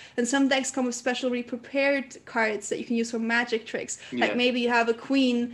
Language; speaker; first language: English; early bilingual, other home language; German